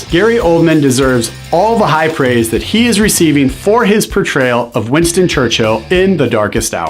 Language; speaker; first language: English; native; English